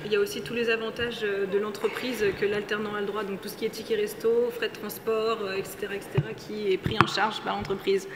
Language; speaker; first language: French; native; French